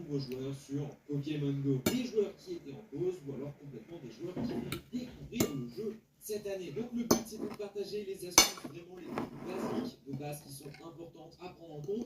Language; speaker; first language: French; native; French